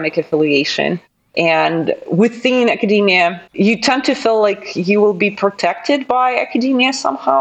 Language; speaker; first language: English; non-native, fluent; Russian